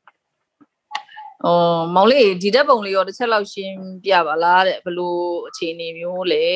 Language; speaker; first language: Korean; non-native, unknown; Burmese